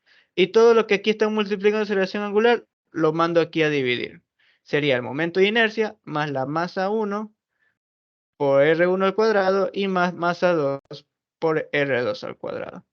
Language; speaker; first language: Spanish; native; Spanish